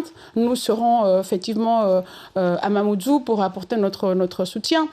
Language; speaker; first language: French; non-native, local second language; Comorian